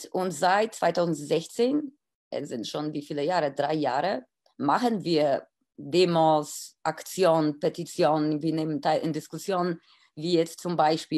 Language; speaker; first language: German; non-native, fluent; Polish